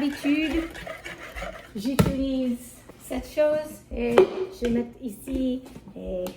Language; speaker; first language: French; non-native, learner; English